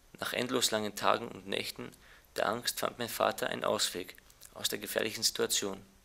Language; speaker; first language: German; early bilingual, other home language; Bosnian